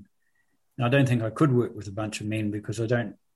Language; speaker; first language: English; native; English